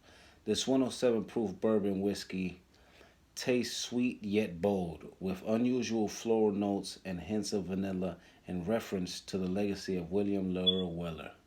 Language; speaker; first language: English; native; English